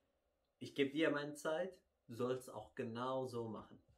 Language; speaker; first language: German; non-native, fluent; Arabic